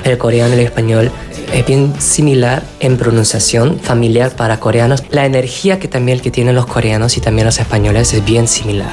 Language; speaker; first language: Spanish; non-native, fluent; Korean